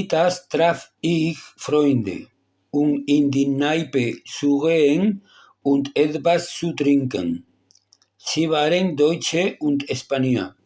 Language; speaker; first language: German; non-native, learner; Spanish